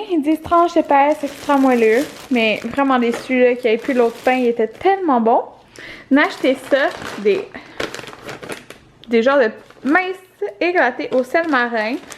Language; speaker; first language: French; native; French